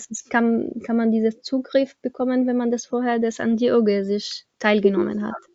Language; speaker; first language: German; non-native, learner; Arabic